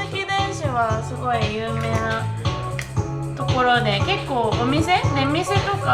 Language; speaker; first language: Japanese; native; Japanese